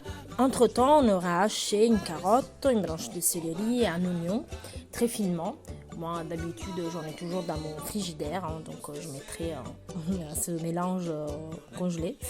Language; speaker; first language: French; non-native, fluent; Italian